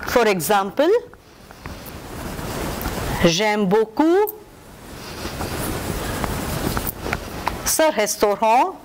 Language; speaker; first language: French; non-native, fluent; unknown